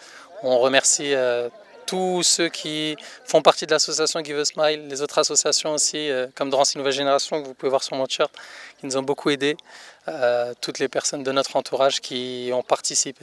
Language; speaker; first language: French; native; French